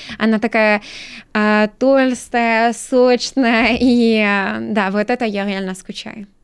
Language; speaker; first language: Russian; non-native, learner; French